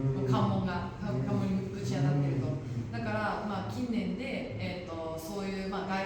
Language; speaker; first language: Japanese; native; Japanese